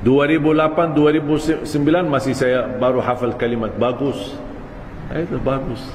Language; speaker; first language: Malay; non-native, fluent; Arabic